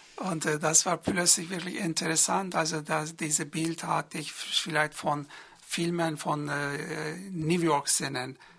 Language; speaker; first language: German; non-native, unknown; Turkish